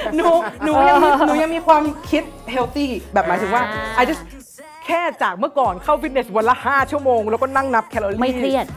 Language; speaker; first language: Thai; native; Thai